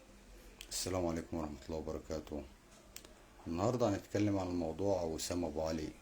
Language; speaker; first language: Arabic; native; Arabic